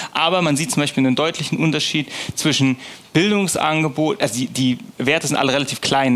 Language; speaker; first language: German; native; German